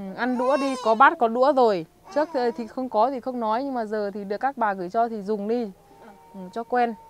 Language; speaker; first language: Vietnamese; non-native, local second language; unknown